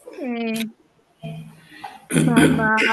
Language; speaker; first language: English; non-native, learner; Portuguese